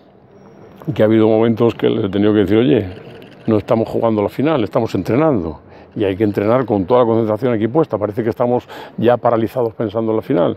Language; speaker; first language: Spanish; native; Spanish